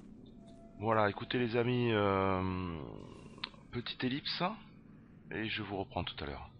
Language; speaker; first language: French; native; French